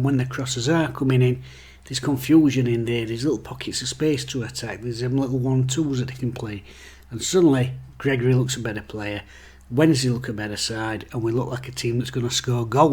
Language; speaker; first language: English; native; English